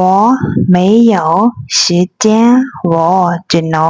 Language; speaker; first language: Chinese; non-native, fluent; Burmese